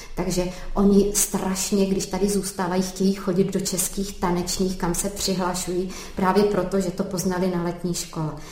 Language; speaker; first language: Czech; native; Czech